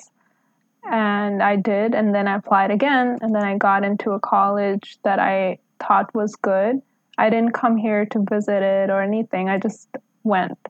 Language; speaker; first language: English; non-native, local second language; Hindi